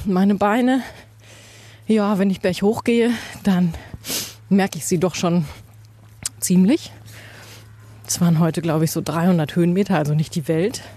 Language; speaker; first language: German; native; German